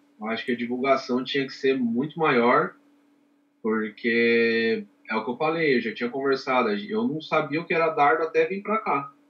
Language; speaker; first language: Portuguese; native; Portuguese